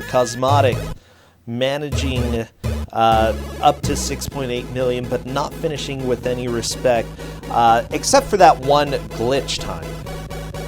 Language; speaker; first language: English; native; English